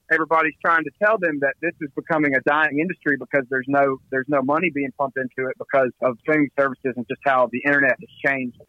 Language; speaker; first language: English; native; English